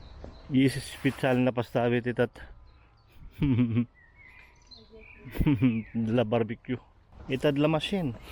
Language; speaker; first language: Russian; non-native, learner; Cebuano